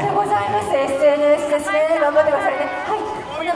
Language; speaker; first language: Japanese; native; Japanese